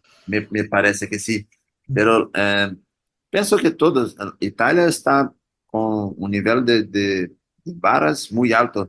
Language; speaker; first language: Spanish; non-native, learner; Portuguese